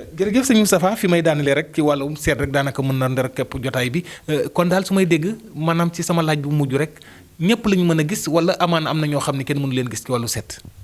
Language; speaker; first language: Wolof; native; Wolof